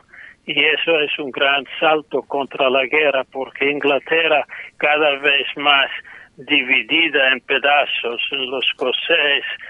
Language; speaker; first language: Spanish; non-native, fluent; English